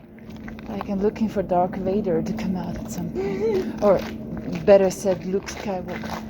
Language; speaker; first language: English; non-native, fluent; French